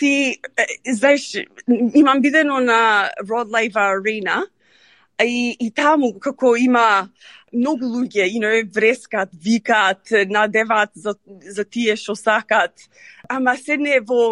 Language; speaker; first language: Macedonian; early bilingual, heritage; Macedonian